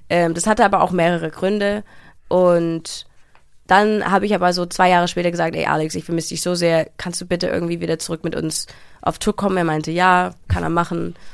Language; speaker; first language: German; early bilingual, heritage; English